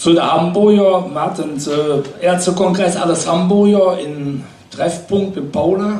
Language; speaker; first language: German; native; German